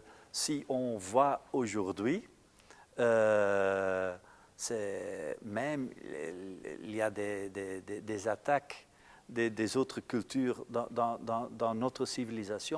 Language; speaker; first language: French; non-native, local second language; Dutch